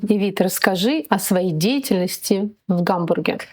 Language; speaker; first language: Russian; native; Russian